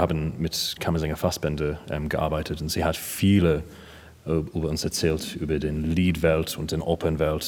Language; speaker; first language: German; non-native, learner; English